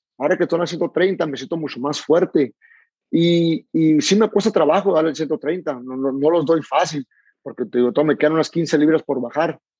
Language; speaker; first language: Spanish; native; Spanish